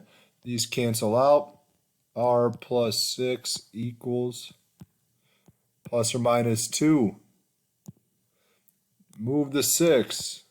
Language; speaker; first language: English; native; English